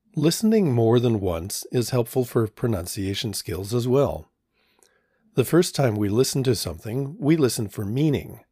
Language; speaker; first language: English; native; English